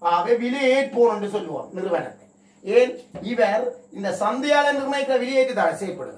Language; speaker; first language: Tamil; native; Tamil